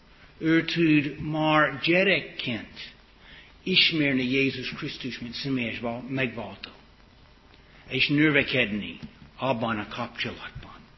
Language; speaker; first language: Hungarian; non-native, fluent; English